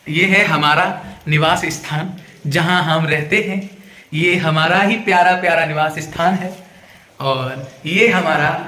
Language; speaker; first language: Hindi; native; Hindi